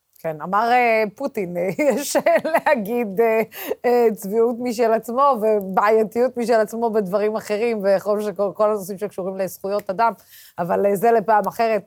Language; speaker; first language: Hebrew; non-native, local second language; Arabic